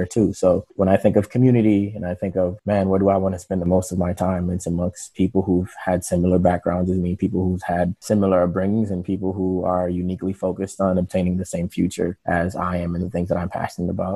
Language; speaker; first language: English; native; English